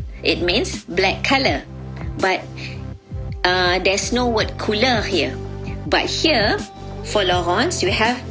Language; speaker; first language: English; non-native, local second language; Malay